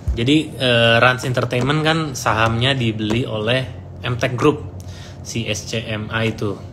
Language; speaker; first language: Indonesian; native; Indonesian